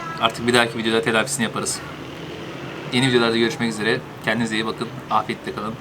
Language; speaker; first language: Turkish; native; Turkish